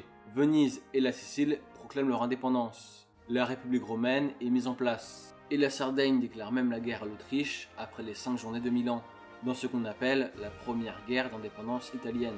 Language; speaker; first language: French; native; French